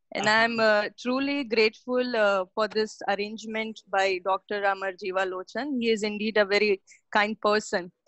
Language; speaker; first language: English; non-native, fluent; Persian